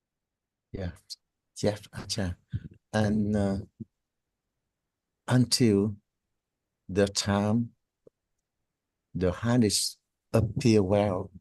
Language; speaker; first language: English; non-native, learner; Vietnamese